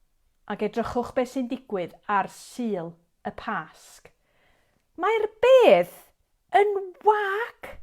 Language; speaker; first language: Welsh; native; Welsh